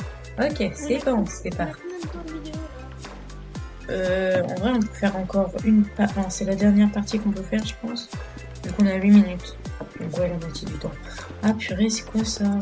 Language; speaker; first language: French; native; French